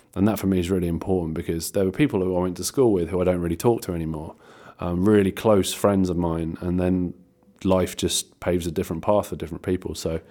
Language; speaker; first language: English; native; English